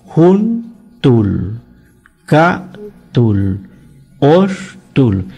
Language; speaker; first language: Spanish; non-native, local second language; Yucateco